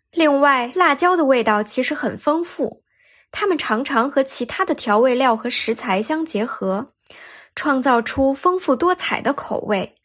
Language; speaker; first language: Chinese; native; Chinese